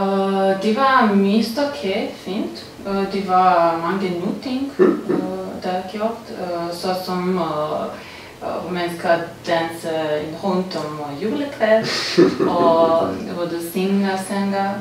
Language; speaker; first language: Danish; non-native, learner; Serbian